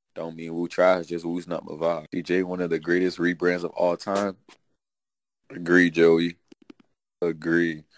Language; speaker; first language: English; native; English